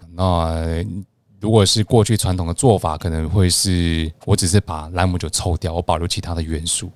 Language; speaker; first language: Chinese; native; Chinese